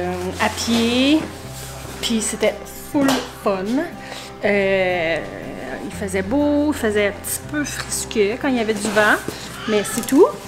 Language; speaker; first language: French; native; French